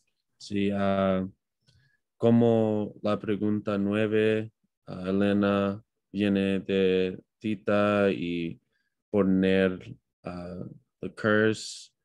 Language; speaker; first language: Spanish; non-native, learner; English